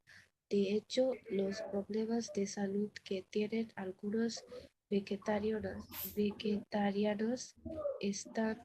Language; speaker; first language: Spanish; non-native, learner; Bangla